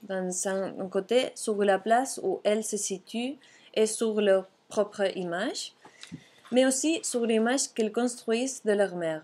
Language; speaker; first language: French; non-native, fluent; Catalan